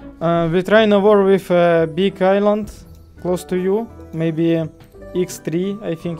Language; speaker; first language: English; non-native, learner; Russian